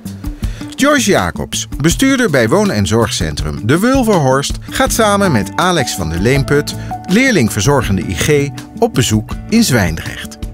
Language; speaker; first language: Dutch; native; Dutch